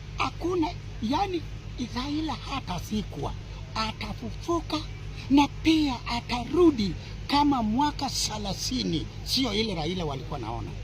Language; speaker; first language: Swahili; non-native, local second language; Gusii